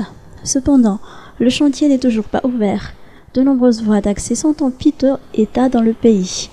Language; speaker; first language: French; non-native, local second language; Malagasy